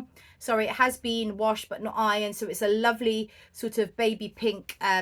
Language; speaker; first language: English; native; English